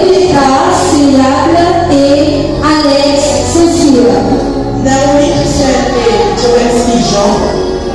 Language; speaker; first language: French; non-native, local second language; Haitian Creole